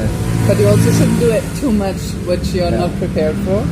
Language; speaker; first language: English; non-native, fluent; German